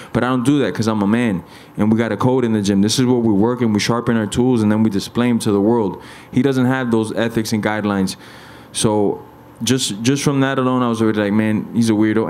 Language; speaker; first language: English; early bilingual, other home language; Spanish